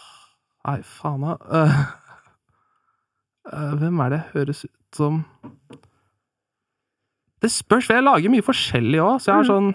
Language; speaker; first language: Norwegian; native; Norwegian